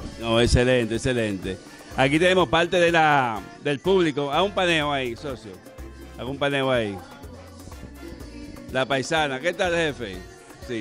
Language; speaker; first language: Spanish; native; Spanish